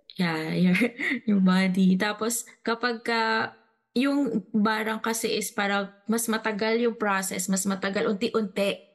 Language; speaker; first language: Filipino; non-native, local second language; Cebuano